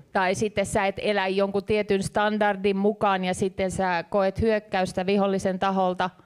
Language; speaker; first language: Finnish; native; Finnish